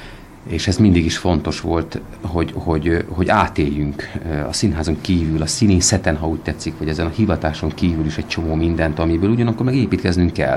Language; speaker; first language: Hungarian; native; Hungarian